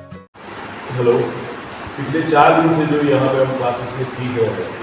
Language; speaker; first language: Hindi; non-native, local second language; Marathi